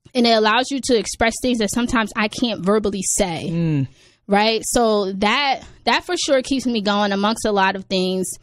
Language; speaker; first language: English; native; English